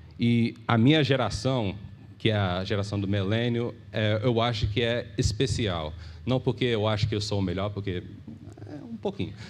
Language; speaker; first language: Portuguese; early bilingual, heritage; English